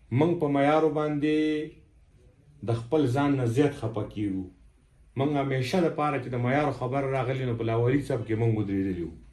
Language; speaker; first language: Pashto; non-native, local second language; Gujari